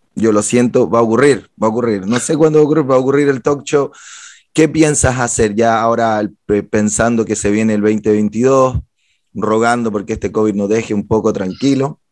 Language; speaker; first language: Spanish; native; Spanish